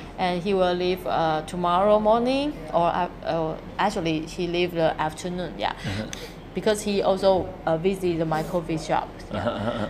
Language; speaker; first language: English; non-native, learner; Chinese